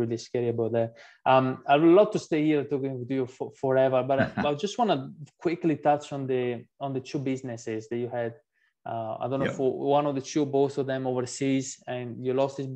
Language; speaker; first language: English; non-native, fluent; Italian